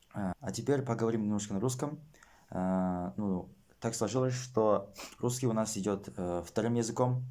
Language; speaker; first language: Russian; non-native, local second language; Kazakh